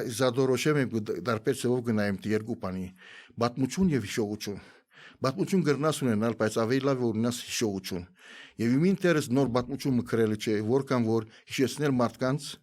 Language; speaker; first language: Armenian; native; Armenian